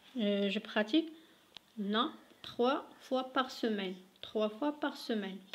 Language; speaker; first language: French; non-native, local second language; Arabic